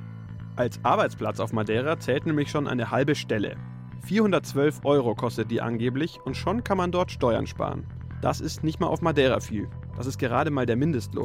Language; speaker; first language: German; native; German